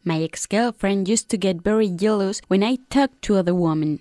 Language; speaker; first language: English; non-native, fluent; Spanish